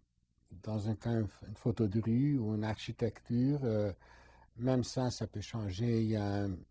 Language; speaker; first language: French; non-native, fluent; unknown